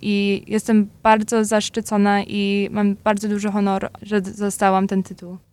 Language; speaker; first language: Polish; early bilingual, heritage; Polish